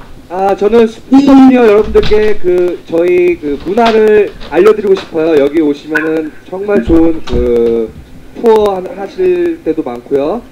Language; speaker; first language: Korean; native; Korean